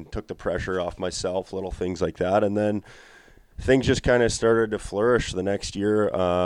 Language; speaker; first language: English; native; English